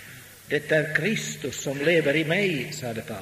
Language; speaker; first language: Swedish; non-native, local second language; Finnish